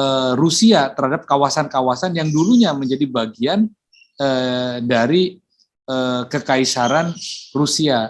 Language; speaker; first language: Indonesian; native; Indonesian